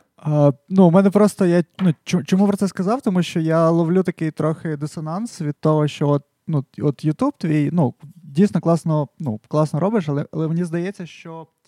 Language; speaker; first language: Ukrainian; non-native, local second language; Russian